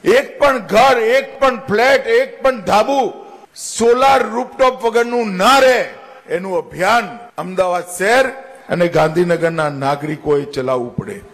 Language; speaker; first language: Gujarati; native; Gujarati